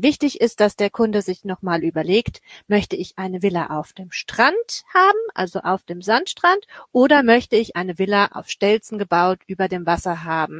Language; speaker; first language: German; native; German